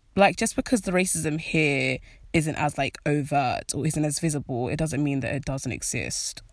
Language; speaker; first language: English; native; English